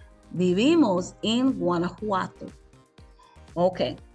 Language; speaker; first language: Spanish; non-native, fluent; English